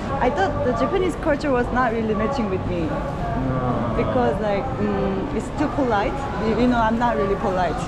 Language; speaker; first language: English; non-native, learner; Korean